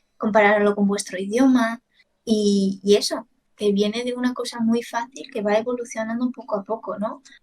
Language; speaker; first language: Spanish; early bilingual, other home language; Chinese